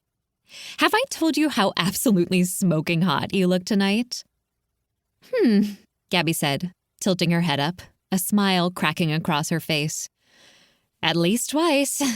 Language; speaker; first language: English; native; English